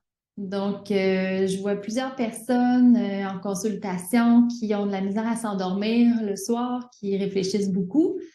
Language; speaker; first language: French; native; French